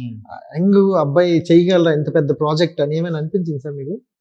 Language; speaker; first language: Telugu; native; Telugu